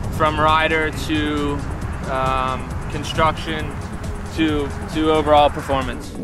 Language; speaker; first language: English; native; English